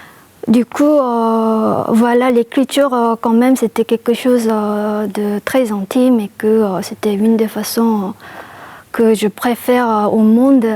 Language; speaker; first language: French; non-native, fluent; Korean